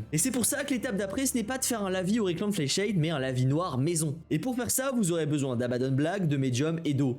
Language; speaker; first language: French; native; French